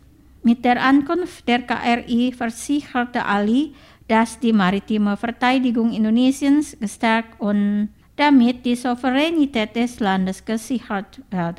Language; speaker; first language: German; non-native, fluent; Indonesian